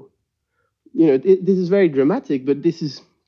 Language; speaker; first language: English; non-native, fluent; French